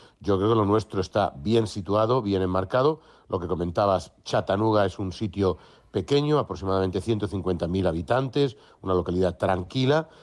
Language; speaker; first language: Spanish; native; Spanish